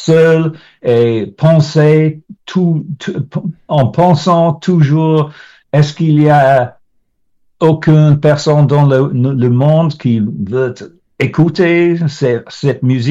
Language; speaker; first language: French; non-native, learner; English